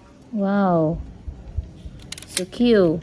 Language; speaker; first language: English; non-native, learner; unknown